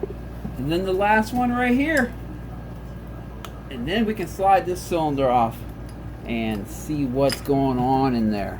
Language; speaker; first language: English; native; English